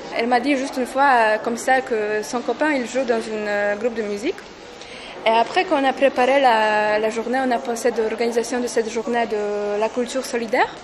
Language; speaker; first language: French; non-native, fluent; Polish